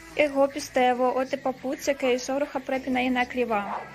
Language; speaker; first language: Greek; non-native, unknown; Russian